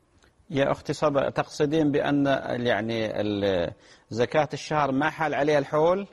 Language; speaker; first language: Arabic; native; Arabic